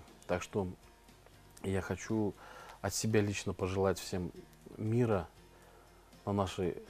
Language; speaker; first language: Russian; native; Russian